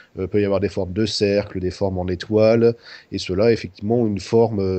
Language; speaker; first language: French; native; French